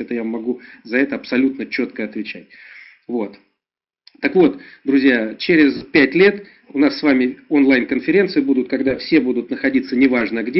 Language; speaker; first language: Russian; native; Russian